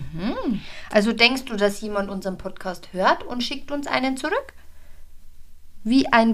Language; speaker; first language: German; native; German